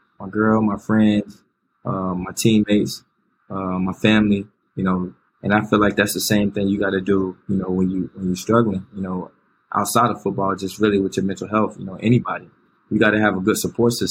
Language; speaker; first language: English; native; English